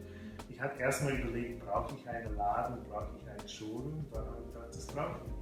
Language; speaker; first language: German; non-native, fluent; English